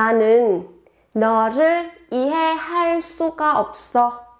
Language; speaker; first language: Korean; non-native, fluent; Vietnamese